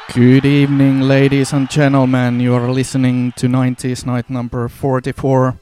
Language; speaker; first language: English; non-native, fluent; Finnish